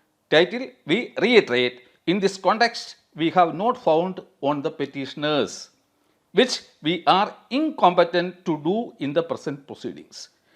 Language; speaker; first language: English; non-native, local second language; Malayalam